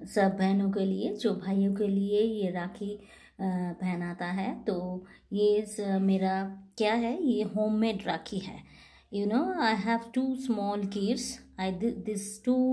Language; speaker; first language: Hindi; non-native, local second language; Bangla